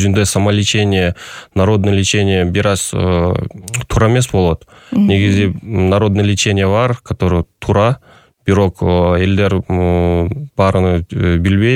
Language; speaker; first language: Kyrgyz; non-native, local second language; Russian